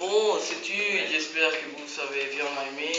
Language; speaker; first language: French; non-native, learner; Spanish